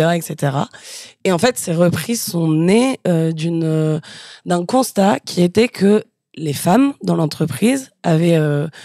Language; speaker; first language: French; native; French